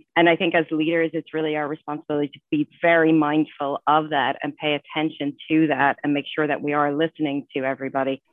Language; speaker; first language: English; native; English